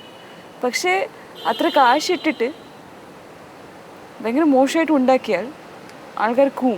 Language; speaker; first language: Malayalam; non-native, fluent; Tamil